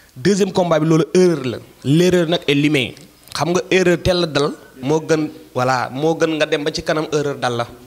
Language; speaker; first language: Wolof; non-native, local second language; Fula